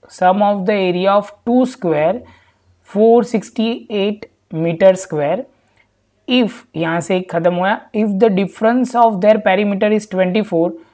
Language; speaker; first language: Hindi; non-native, local second language; Gujarati